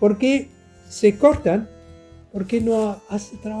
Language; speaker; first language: Spanish; non-native, learner; German